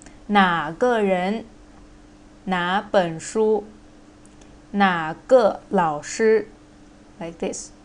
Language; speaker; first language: Chinese; non-native, fluent; Thai